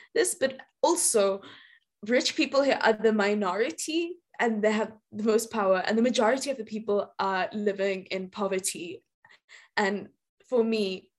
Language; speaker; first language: English; native; English